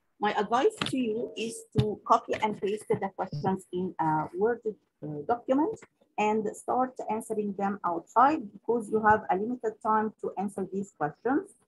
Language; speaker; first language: English; non-native, local second language; Arabic